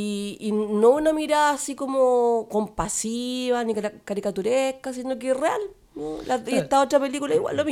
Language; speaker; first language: Spanish; native; Spanish